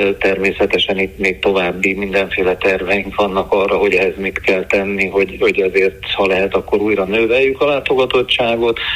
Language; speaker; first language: Hungarian; native; Hungarian